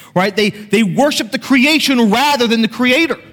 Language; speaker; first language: English; native; English